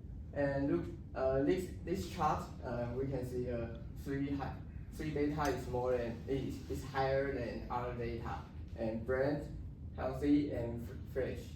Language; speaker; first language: English; non-native, learner; Chinese